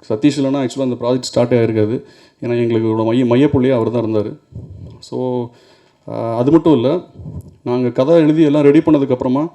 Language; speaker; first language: Tamil; native; Tamil